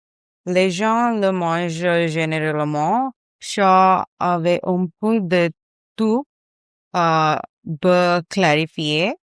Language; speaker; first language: French; non-native, learner; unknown